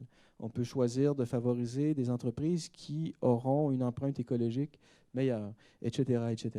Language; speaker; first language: French; native; French